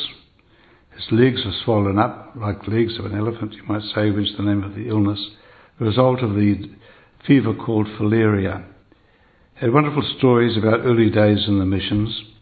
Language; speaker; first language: English; native; English